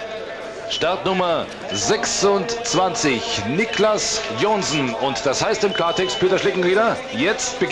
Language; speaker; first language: German; native; German